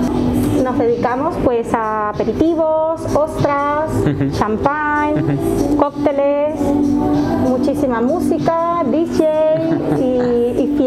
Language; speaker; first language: Spanish; non-native, fluent; French